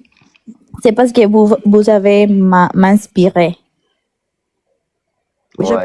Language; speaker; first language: French; non-native, learner; Spanish